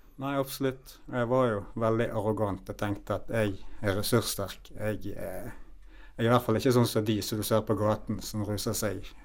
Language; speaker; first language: Norwegian; native; Norwegian